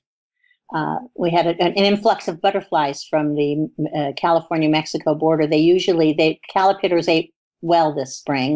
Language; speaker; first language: English; native; English